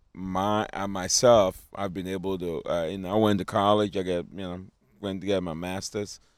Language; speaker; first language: English; non-native, local second language; Akan